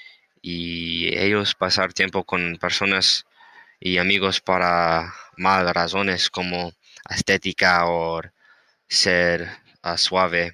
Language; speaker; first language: Spanish; non-native, learner; English